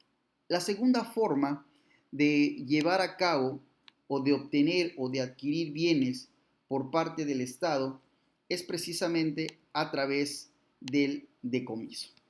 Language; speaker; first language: Spanish; native; Spanish